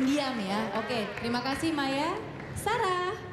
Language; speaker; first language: Indonesian; native; Indonesian